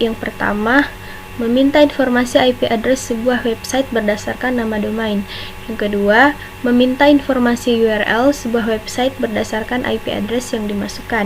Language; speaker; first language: Indonesian; native; Indonesian